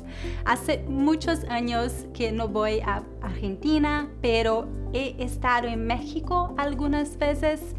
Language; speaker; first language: Spanish; non-native, learner; Portuguese